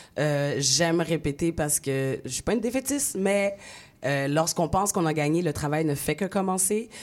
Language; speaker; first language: French; early bilingual, other home language; Haitian Creole